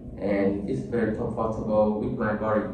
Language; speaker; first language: English; non-native, learner; Vietnamese